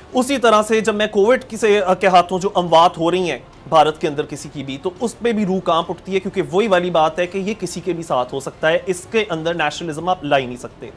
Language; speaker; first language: Hindi; native; Hindi